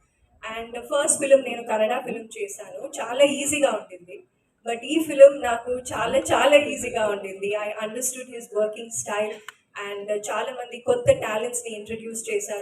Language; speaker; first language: Telugu; non-native, learner; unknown